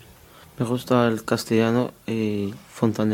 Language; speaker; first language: Spanish; non-native, learner; Arabic